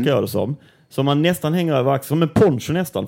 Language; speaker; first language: Swedish; native; Swedish